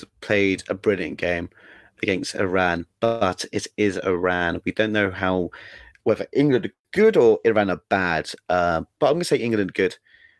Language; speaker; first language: English; native; English